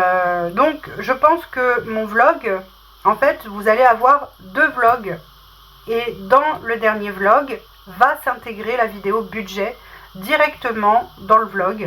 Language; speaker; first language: French; native; French